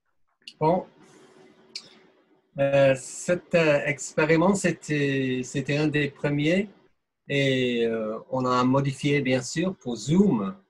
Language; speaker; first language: French; non-native, fluent; English